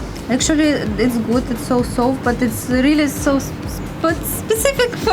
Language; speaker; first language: English; non-native, fluent; Russian